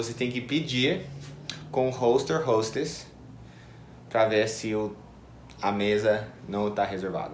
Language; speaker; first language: Portuguese; non-native, fluent; English